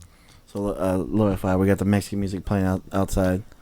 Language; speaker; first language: English; native; English